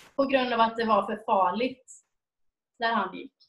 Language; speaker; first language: Swedish; native; Swedish